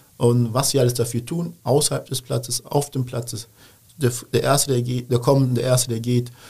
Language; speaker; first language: German; early bilingual, other home language; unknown